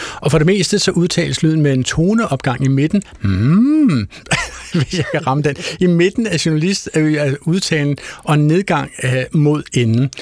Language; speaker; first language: Danish; native; Danish